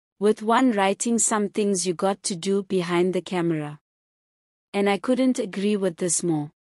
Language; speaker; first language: English; non-native, local second language; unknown